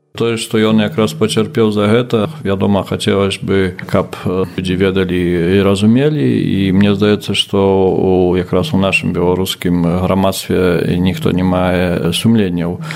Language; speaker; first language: Belarusian; native; Belarusian